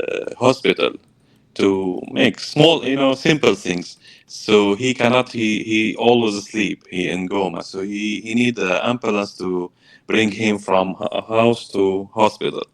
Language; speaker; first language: English; non-native, learner; Arabic